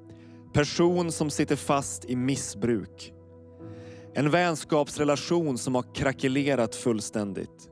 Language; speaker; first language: Swedish; native; Swedish